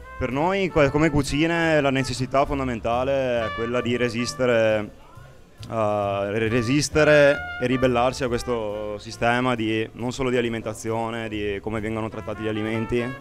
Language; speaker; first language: Italian; native; Italian